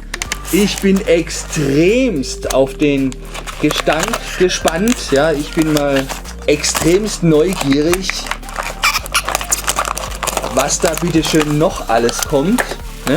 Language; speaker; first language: German; native; German